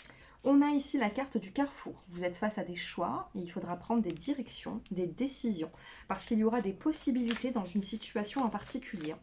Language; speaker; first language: French; native; French